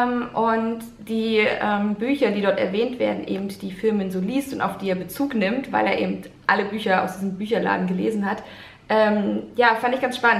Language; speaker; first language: German; native; German